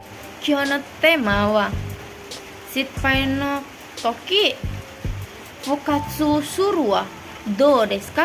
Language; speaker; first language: Japanese; non-native, learner; Indonesian